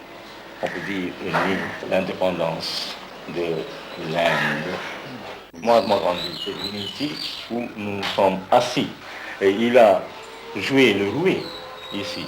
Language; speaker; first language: French; non-native, local second language; Bangla